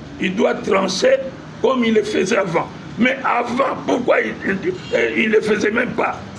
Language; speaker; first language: French; non-native, local second language; Lingala